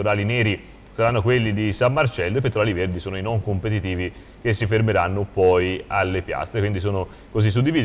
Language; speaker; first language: Italian; native; Italian